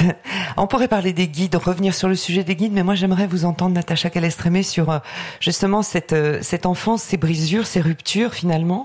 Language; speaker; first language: French; native; French